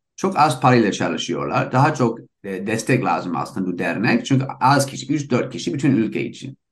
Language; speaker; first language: Turkish; non-native, fluent; English